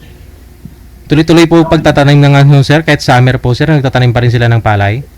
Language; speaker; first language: Filipino; native; Filipino